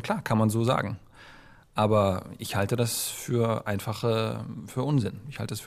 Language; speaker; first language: German; native; German